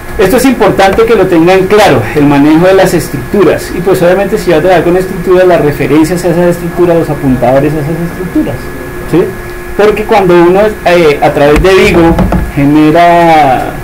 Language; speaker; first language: Spanish; native; Spanish